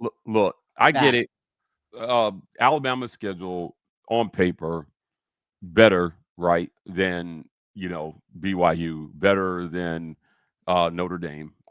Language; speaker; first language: English; native; English